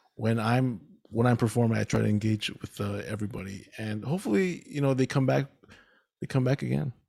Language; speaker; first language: English; early bilingual, other home language; Filipino